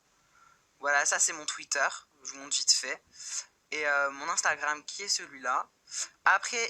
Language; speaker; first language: French; native; French